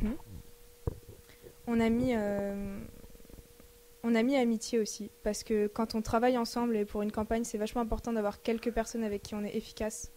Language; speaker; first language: French; native; French